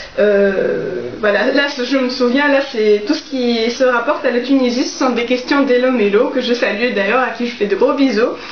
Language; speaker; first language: French; non-native, local second language; Arabic